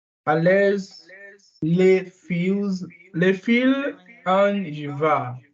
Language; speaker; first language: French; non-native, learner; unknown